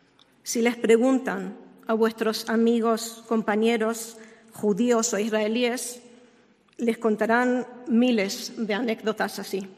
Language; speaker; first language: Spanish; non-native, fluent; Hebrew